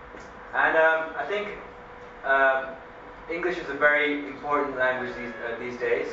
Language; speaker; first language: English; early bilingual, other home language; Hindi